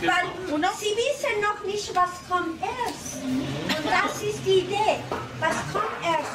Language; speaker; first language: German; non-native, learner; Spanish